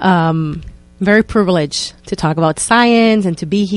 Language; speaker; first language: English; non-native, fluent; Hebrew